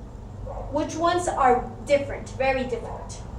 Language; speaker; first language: English; non-native, fluent; Spanish